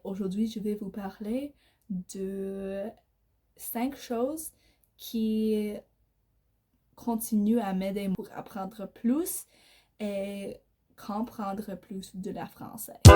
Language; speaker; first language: French; non-native, learner; English